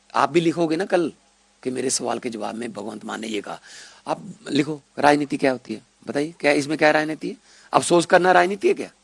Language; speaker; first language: Hindi; non-native, local second language; Punjabi